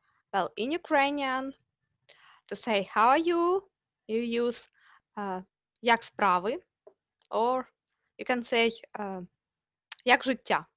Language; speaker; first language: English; non-native, fluent; Ukrainian